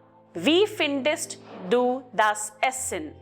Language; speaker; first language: German; non-native, fluent; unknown